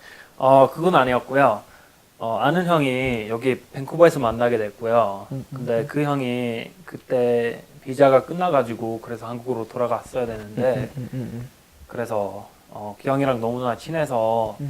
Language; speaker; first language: Korean; non-native, fluent; English